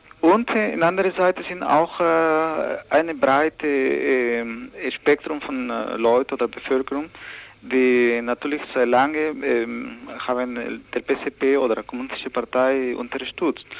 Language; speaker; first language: German; non-native, learner; Spanish